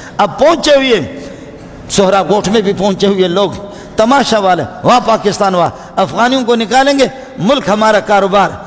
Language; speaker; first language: Urdu; non-native, local second language; Baluchi